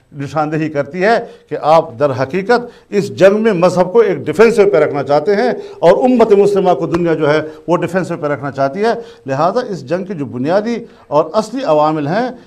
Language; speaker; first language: Urdu; non-native, local second language; Pashto